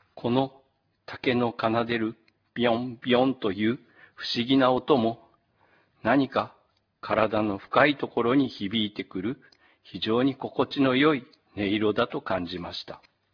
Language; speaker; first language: Japanese; native; Japanese